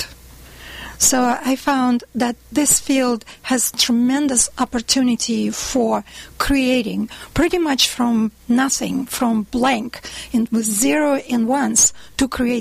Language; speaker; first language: English; non-native, fluent; Russian